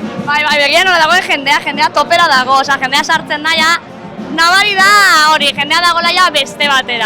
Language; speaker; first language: Basque; native; Basque